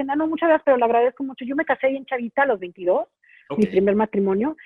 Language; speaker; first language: Spanish; native; Spanish